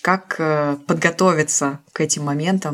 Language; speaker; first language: Russian; native; Russian